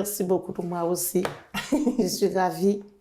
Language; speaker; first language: French; non-native, learner; Haitian Creole